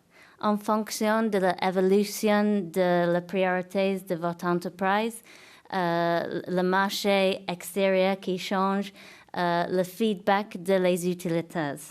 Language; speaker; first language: French; non-native, fluent; English